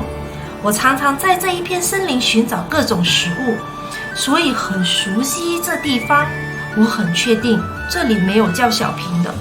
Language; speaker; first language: Chinese; native; Chinese